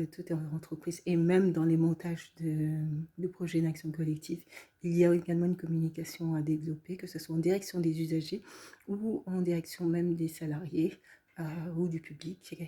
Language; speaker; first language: French; native; French